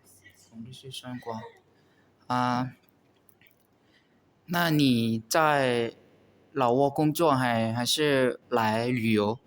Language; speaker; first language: Chinese; non-native, learner; Lao